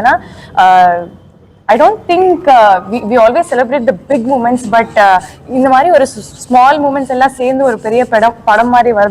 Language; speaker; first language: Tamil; non-native, learner; Telugu